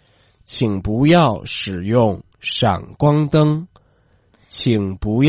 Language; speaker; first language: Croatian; non-native, fluent; Chinese